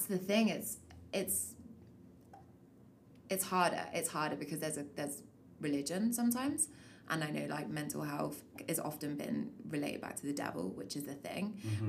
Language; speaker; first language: English; native; English